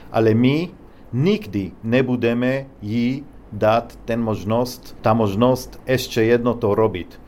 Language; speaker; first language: Czech; non-native, learner; Hebrew